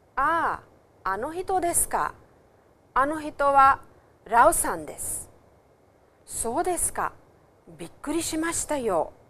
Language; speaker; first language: Japanese; non-native, fluent; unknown